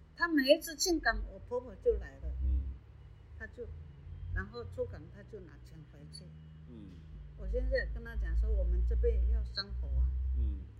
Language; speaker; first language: Chinese; non-native, local second language; Amis